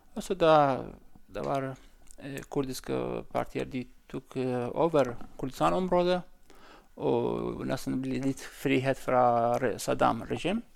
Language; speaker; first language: Norwegian; non-native, learner; Central Kurdish